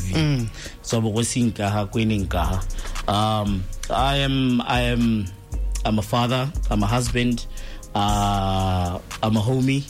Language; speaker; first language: English; non-native, local second language; Tswana